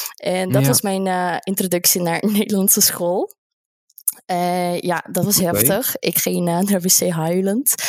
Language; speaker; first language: Dutch; non-native, fluent; Russian